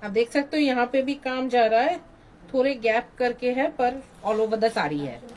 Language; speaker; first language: Hindi; non-native, local second language; Bangla